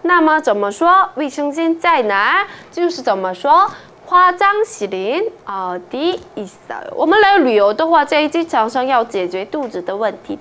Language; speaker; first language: Chinese; non-native, fluent; Korean